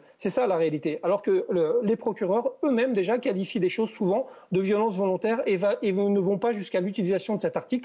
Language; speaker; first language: French; native; French